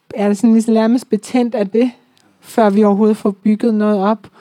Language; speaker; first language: Danish; early bilingual, other home language; Persian